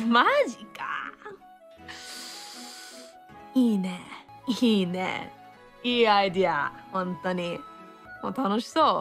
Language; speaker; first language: Japanese; non-native, fluent; English